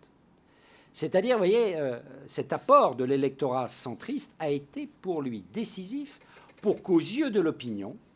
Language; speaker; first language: French; native; French